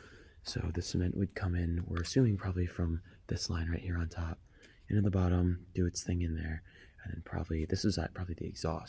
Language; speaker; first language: English; native; English